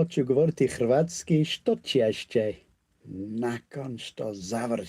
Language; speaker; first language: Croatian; non-native, learner; English